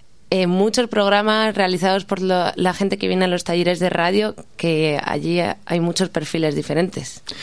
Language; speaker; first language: Spanish; native; Spanish